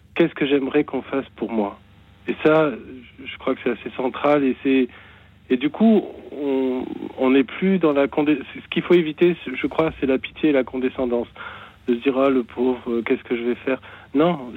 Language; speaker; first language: French; native; French